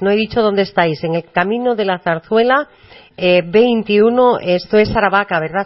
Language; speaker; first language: Spanish; native; Spanish